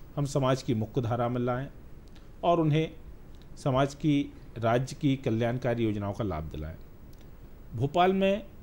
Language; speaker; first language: Hindi; native; Hindi